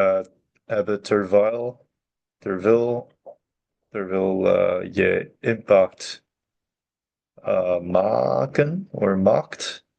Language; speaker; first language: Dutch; non-native, learner; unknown